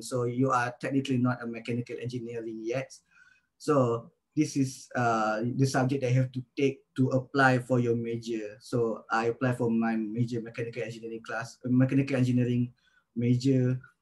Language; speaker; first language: English; non-native, local second language; Malay